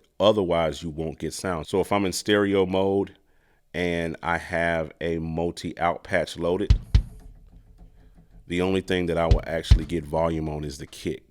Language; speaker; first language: English; native; English